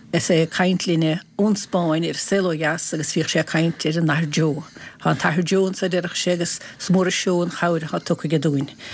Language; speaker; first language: Irish; native; Irish